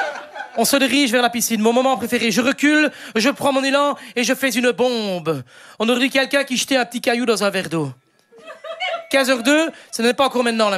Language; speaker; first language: French; native; French